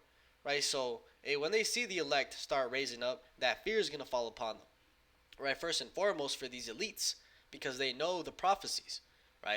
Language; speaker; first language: English; native; English